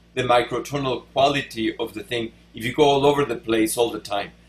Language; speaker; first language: English; non-native, fluent; Spanish